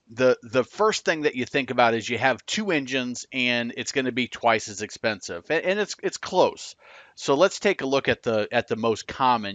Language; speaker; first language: English; native; English